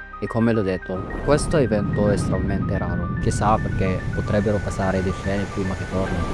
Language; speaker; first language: Italian; non-native, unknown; Filipino